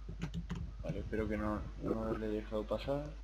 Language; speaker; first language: Spanish; native; Spanish